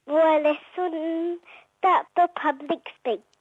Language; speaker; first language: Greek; early bilingual, heritage; Greek